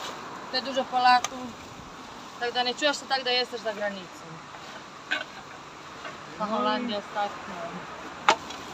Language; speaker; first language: Polish; non-native, learner; Croatian